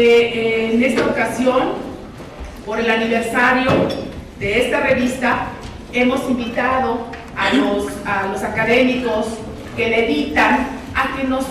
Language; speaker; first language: Spanish; native; Spanish